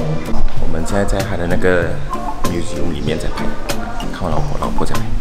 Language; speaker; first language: Chinese; early bilingual, heritage; Chinese